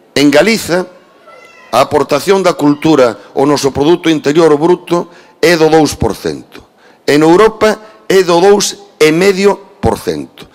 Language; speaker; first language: Galician; native; Galician